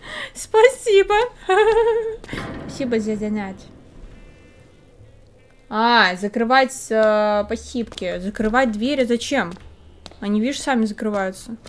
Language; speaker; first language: Russian; native; Russian